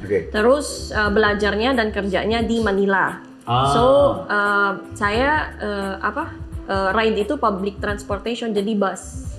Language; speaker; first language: Indonesian; non-native, learner; Filipino